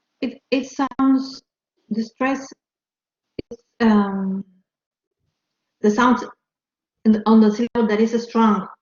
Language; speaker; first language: English; non-native, learner; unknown